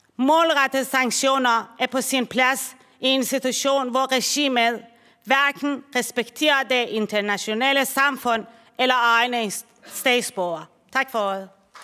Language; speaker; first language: Danish; non-native, fluent; Persian